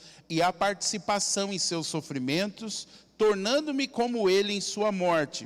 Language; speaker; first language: Portuguese; native; Portuguese